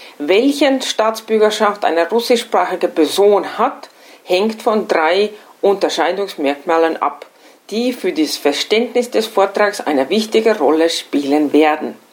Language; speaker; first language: German; non-native, fluent; Estonian